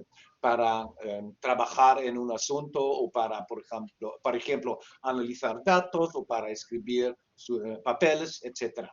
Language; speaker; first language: Spanish; non-native, learner; Dutch